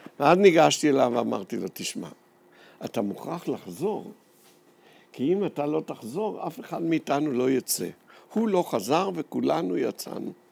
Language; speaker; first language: Hebrew; native; Hebrew